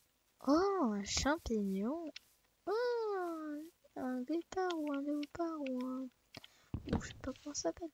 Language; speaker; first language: French; native; French